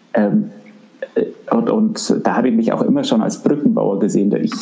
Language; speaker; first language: German; native; German